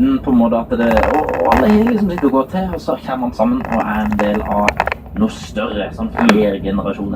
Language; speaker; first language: Norwegian; native; Norwegian